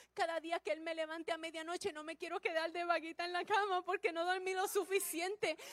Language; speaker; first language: Spanish; early bilingual, heritage; Spanish